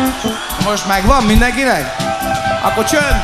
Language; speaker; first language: Hungarian; native; Hungarian